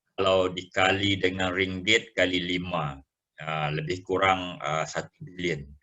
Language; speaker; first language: Malay; native; Malay